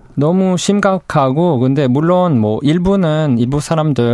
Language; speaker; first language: Korean; non-native, fluent; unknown